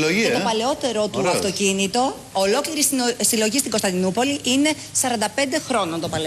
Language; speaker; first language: Greek; native; Greek